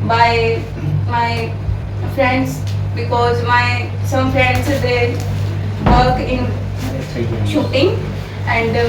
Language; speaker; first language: English; non-native, learner; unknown